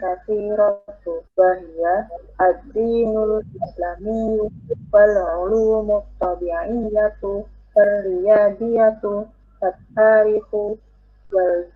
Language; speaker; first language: Arabic; non-native, learner; Indonesian